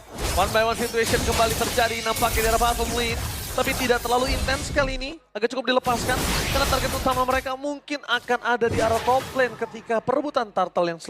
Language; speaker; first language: Indonesian; native; Indonesian